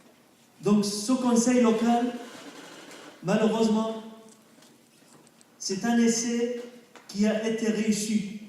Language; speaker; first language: French; non-native, fluent; Arabic